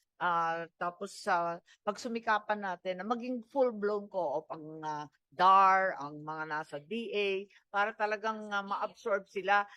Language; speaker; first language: Filipino; native; Filipino